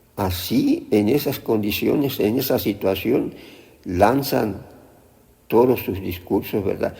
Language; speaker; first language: Spanish; native; Spanish